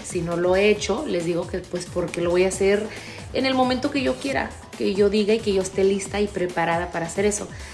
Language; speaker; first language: Spanish; early bilingual, other home language; English